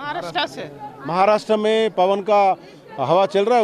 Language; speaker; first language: Hindi; non-native, local second language; Telugu